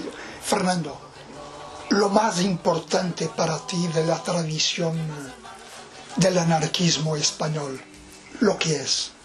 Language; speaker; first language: Spanish; non-native, fluent; Portuguese